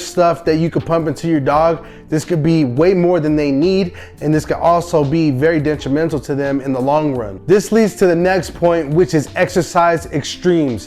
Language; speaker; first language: English; native; English